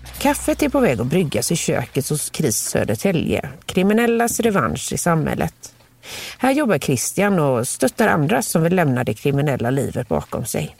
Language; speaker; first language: Swedish; native; Swedish